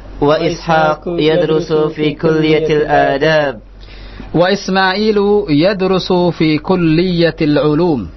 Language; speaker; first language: Arabic; non-native, fluent; Indonesian